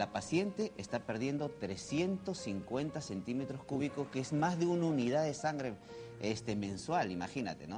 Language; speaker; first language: Spanish; native; Spanish